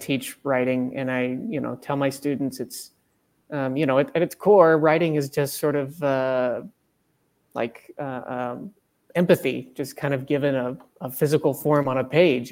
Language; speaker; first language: English; native; English